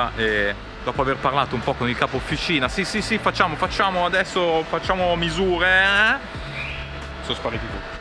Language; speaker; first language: Italian; native; Italian